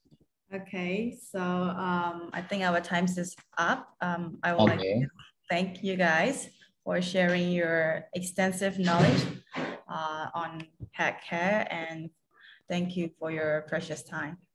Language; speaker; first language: English; non-native, fluent; Khmer